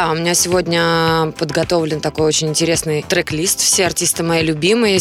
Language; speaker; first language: Russian; native; Russian